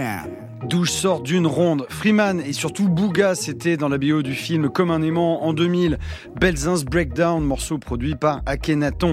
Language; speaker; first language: French; native; French